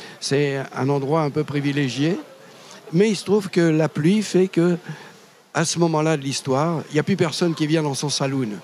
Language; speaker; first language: French; native; French